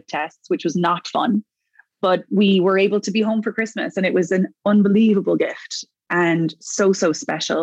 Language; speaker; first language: English; native; English